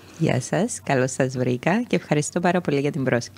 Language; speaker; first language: Greek; native; Greek